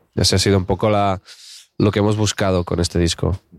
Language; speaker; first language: Spanish; native; Spanish